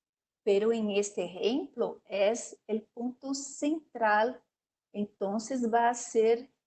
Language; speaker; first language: Spanish; non-native, learner; Portuguese